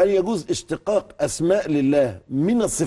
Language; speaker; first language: Arabic; native; Arabic